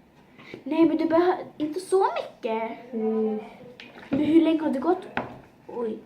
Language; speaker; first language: Swedish; early bilingual, other home language; Turkish